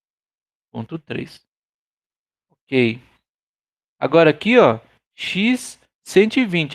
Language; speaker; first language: Portuguese; native; Portuguese